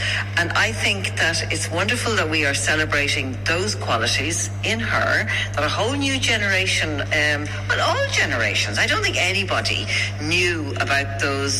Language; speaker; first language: English; native; English